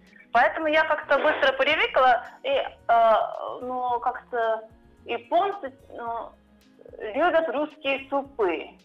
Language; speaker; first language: Russian; non-native, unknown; Japanese